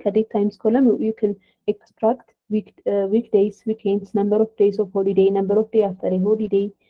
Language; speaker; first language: English; non-native, fluent; Amharic